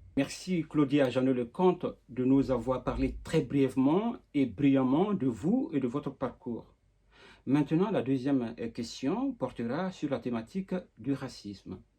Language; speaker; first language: French; non-native, local second language; Fula